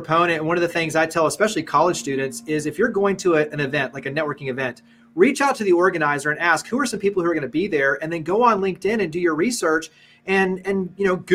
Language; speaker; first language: English; native; English